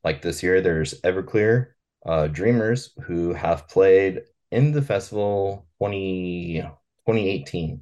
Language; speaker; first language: English; native; English